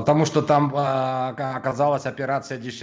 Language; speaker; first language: Russian; non-native, local second language; Georgian